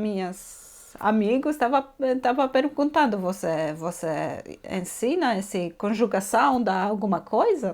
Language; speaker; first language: Portuguese; non-native, learner; Polish